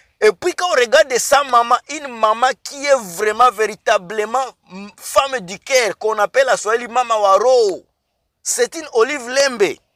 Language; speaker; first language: French; non-native, local second language; Lingala